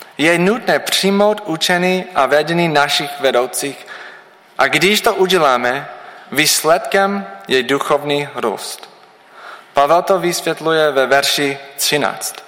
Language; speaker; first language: Czech; non-native, learner; English